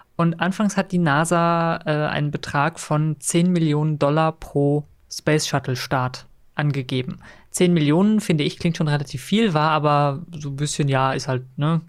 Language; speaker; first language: German; native; German